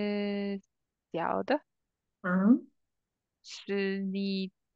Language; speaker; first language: Chinese; non-native, learner; English